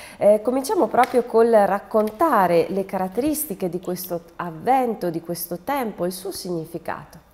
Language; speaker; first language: Italian; native; Italian